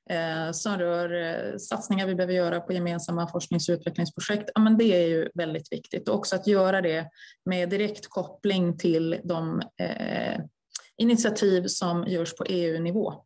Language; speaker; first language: Swedish; native; Swedish